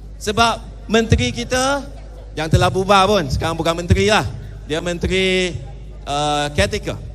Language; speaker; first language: Malay; non-native, local second language; Chinese